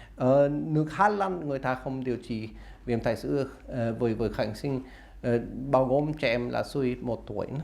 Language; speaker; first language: Vietnamese; non-native, learner; Swedish